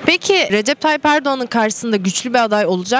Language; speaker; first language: Turkish; native; Turkish